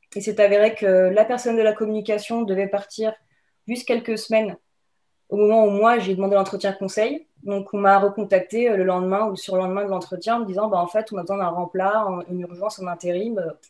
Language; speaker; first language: French; native; French